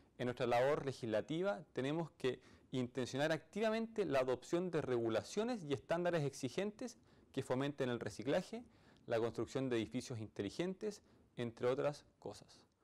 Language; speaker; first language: Spanish; native; Spanish